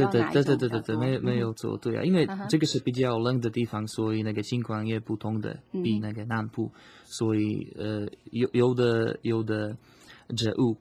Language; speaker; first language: Chinese; non-native, fluent; Slovak